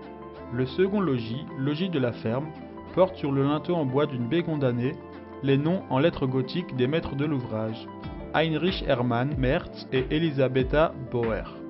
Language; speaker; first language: French; native; French